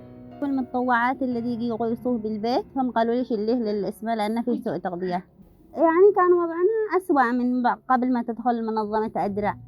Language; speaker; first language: Arabic; native; Arabic